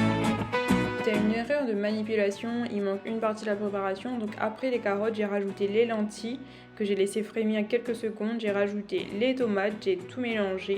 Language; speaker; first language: French; native; French